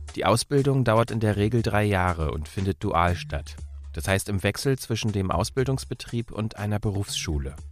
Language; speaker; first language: German; native; German